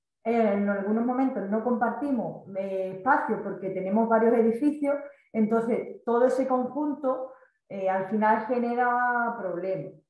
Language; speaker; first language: Spanish; native; Spanish